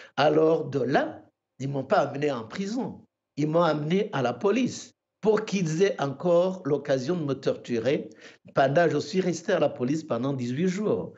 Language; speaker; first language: French; non-native, local second language; Kinyarwanda